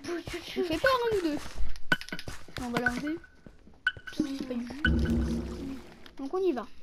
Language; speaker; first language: French; native; French